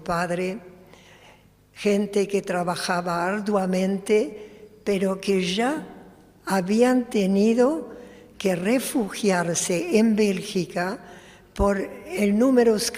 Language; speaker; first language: Spanish; early bilingual, other home language; Polish